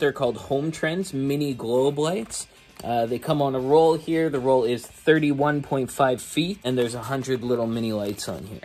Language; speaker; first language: English; native; English